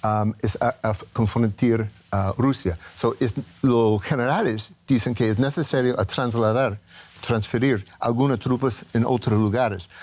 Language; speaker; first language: Spanish; non-native, learner; English